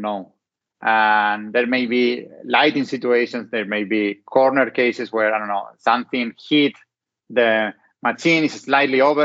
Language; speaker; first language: English; non-native, fluent; Spanish